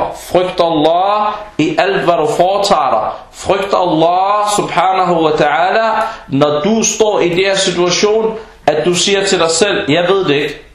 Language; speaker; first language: Danish; non-native, fluent; Arabic